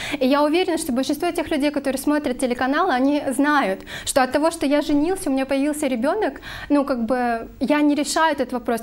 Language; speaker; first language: Russian; non-native, local second language; Kyrgyz